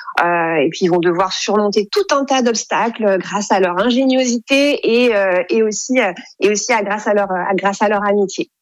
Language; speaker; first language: French; native; French